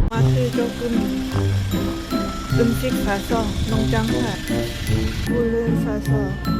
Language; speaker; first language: Korean; non-native, learner; Lao